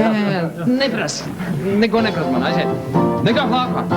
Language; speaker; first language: Latvian; native; Latvian